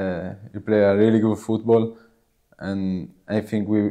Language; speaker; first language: English; non-native, learner; Italian